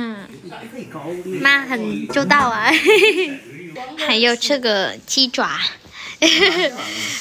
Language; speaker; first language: Chinese; non-native, fluent; Vietnamese